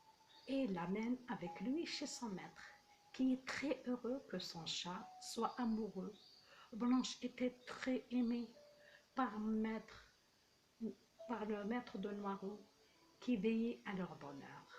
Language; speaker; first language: French; non-native, local second language; Arabic